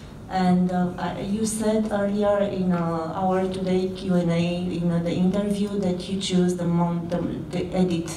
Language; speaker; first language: English; non-native, learner; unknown